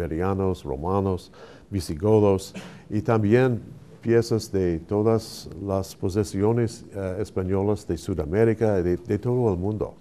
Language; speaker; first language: Spanish; non-native, fluent; English